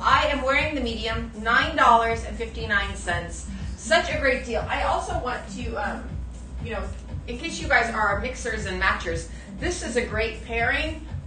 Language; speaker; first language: English; native; English